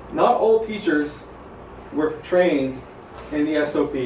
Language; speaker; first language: English; native; English